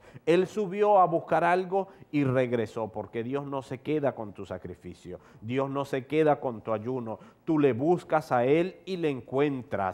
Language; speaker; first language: Spanish; native; Spanish